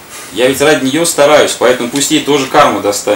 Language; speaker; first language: Russian; native; Russian